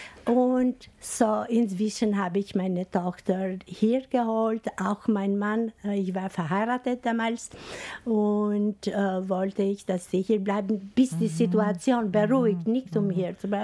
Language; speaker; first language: German; non-native, fluent; Albanian